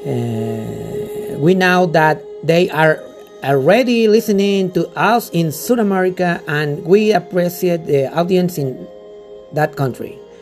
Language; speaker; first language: English; non-native, learner; Spanish